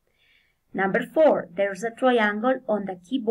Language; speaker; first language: English; non-native, fluent; Spanish